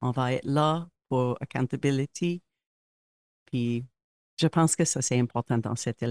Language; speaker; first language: French; non-native, local second language; English